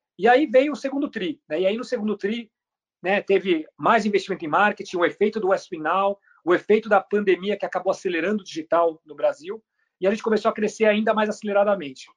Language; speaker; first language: Portuguese; early bilingual, other home language; Spanish